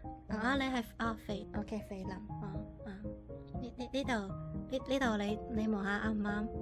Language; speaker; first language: Cantonese; native; Cantonese